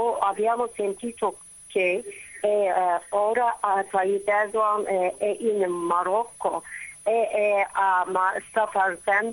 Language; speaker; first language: Italian; non-native, fluent; Turkish